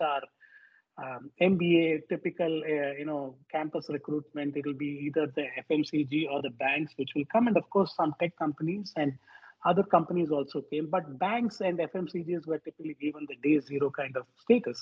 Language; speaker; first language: English; non-native, local second language; Tamil